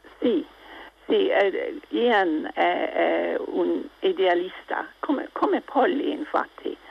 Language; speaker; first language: Italian; non-native, local second language; English